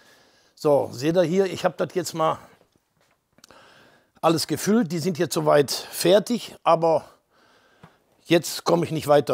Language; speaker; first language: German; native; German